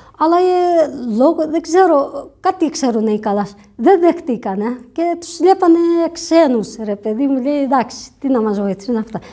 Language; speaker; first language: Greek; non-native, fluent; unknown